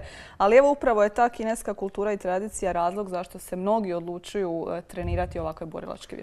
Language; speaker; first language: Croatian; native; Croatian